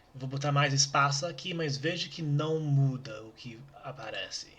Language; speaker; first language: Portuguese; non-native, learner; English